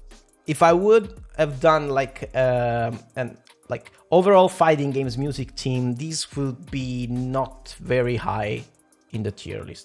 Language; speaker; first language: English; non-native, fluent; Italian